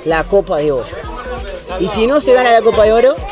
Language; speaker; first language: Spanish; native; Spanish